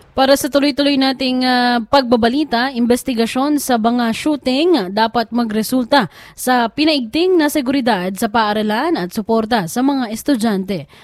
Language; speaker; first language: Filipino; native; Filipino